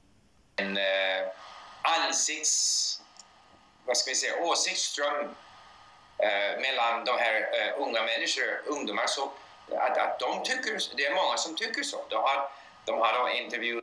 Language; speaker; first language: Swedish; non-native, fluent; English